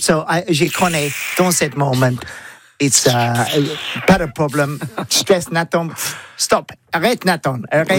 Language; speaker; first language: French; non-native, learner; English